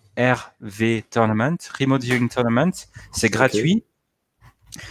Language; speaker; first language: French; native; French